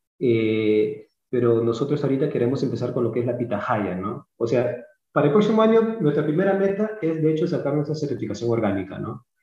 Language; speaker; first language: Spanish; early bilingual, heritage; Spanish